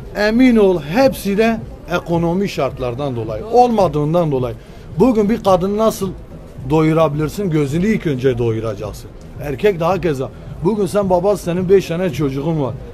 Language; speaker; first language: Turkish; non-native, local second language; Kurdish